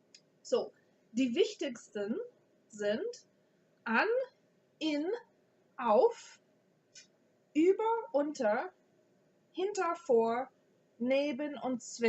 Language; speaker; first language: German; non-native, fluent; English